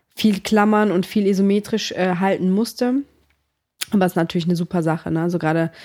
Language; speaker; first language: German; early bilingual, other home language; Greek